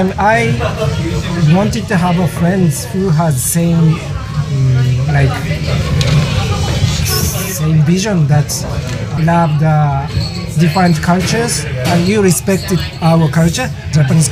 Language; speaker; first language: English; non-native, learner; Japanese